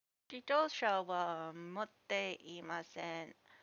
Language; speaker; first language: Japanese; non-native, learner; English